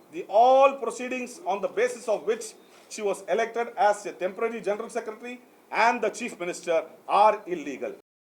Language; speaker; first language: English; non-native, local second language; Tamil